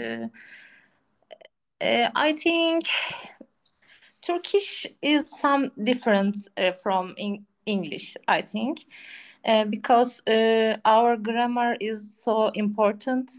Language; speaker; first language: English; non-native, learner; Turkish